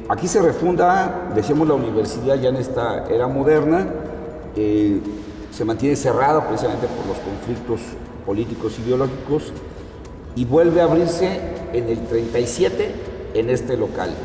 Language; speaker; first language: Spanish; native; Spanish